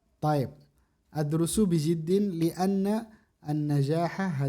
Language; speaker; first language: Arabic; non-native, fluent; Indonesian